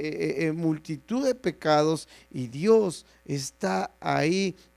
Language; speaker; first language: Spanish; native; Spanish